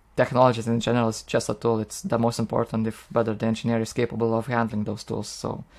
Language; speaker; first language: English; non-native, fluent; Lithuanian